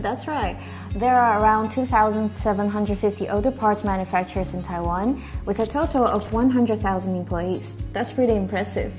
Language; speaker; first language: English; non-native, fluent; Chinese